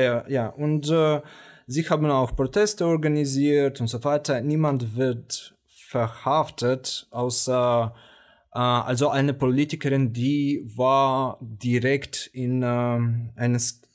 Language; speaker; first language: German; non-native, fluent; Romanian